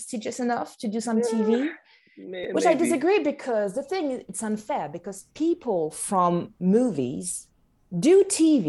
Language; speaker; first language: English; non-native, fluent; French